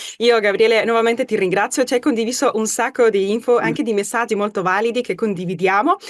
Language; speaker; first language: Italian; early bilingual, heritage; Spanish